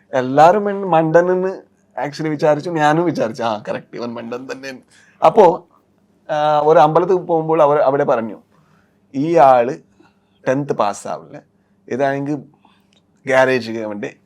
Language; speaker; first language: Malayalam; non-native, learner; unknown